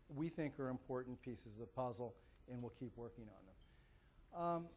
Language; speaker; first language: English; native; English